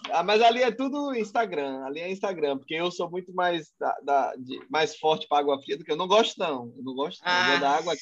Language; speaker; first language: Portuguese; native; Portuguese